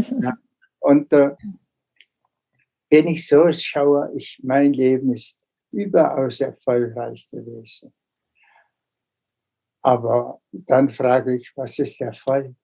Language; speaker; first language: German; non-native, fluent; Mongolian